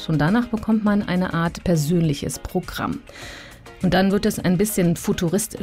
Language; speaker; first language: German; native; German